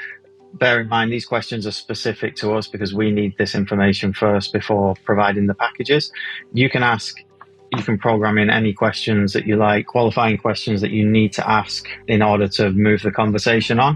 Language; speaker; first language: English; native; English